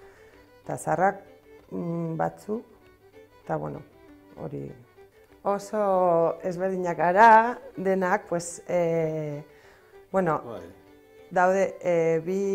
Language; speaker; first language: Basque; non-native, local second language; Spanish